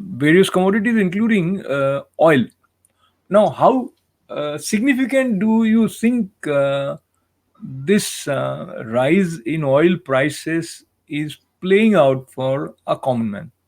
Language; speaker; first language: English; non-native, local second language; Hindi